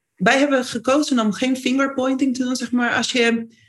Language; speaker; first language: Dutch; non-native, fluent; Spanish